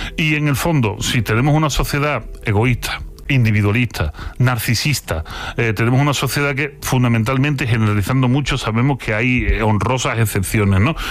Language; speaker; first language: Spanish; native; Spanish